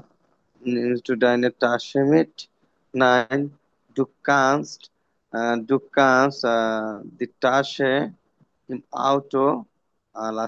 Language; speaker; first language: German; non-native, learner; Bangla